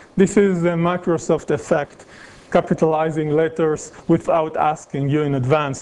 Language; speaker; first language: English; non-native, fluent; Hebrew